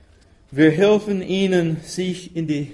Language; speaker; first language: German; non-native, fluent; English